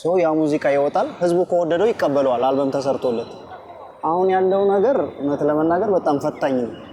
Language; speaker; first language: Amharic; native; Amharic